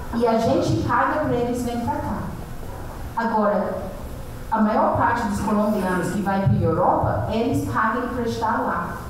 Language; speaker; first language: Portuguese; non-native, fluent; English